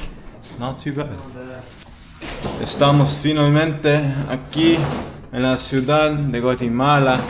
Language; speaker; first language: Spanish; non-native, learner; English